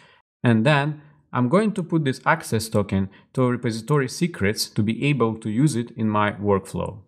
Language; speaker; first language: English; non-native, fluent; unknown